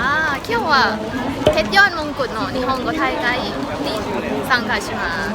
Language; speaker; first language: Japanese; non-native, fluent; Thai